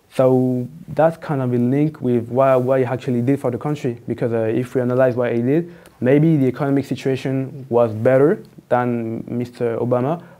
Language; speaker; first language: English; non-native, fluent; French